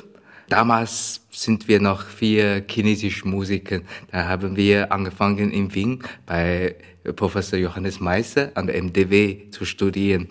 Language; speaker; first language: German; non-native, learner; Chinese